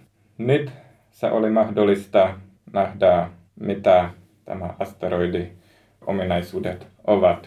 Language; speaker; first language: Finnish; non-native, learner; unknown